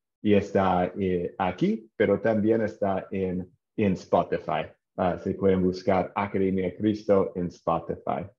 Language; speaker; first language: Spanish; non-native, fluent; English